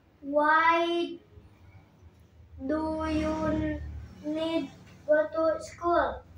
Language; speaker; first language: English; non-native, learner; Indonesian